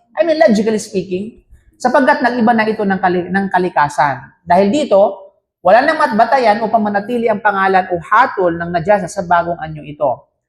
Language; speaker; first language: Filipino; non-native, local second language; Cebuano